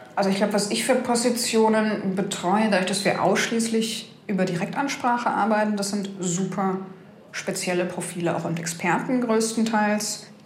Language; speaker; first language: German; native; German